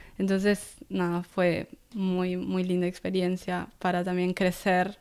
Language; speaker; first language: Spanish; native; Spanish